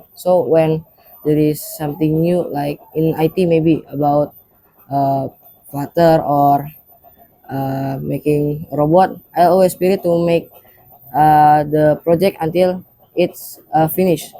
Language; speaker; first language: English; non-native, learner; Indonesian